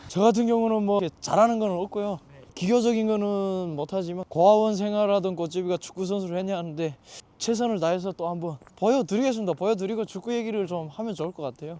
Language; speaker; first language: Korean; native; Korean